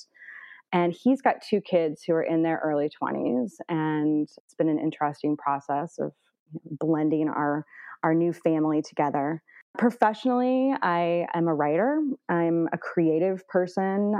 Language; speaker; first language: English; native; English